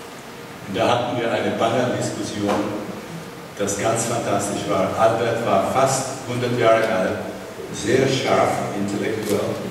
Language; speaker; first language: German; non-native, fluent; Czech